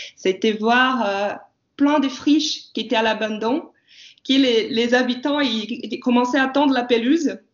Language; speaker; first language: French; non-native, fluent; Portuguese